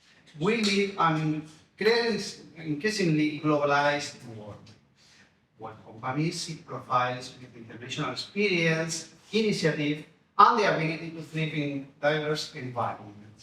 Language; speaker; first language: English; non-native, fluent; Spanish